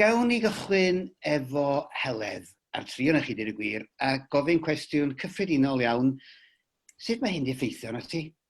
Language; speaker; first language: Welsh; native; Welsh